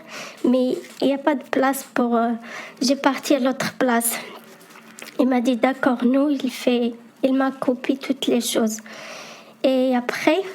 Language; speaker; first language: French; non-native, learner; Arabic